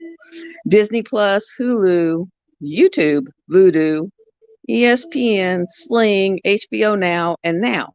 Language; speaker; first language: English; native; English